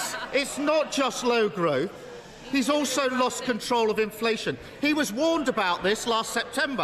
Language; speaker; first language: English; native; English